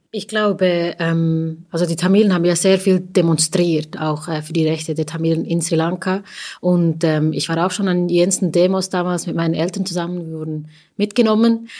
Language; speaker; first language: German; early bilingual, other home language; Tamil